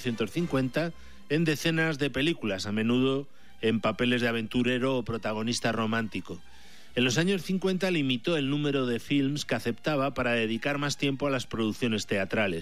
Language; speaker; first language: Spanish; native; Spanish